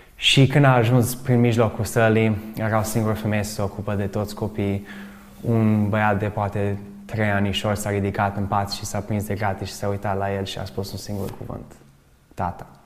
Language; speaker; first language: Romanian; early bilingual, other home language; English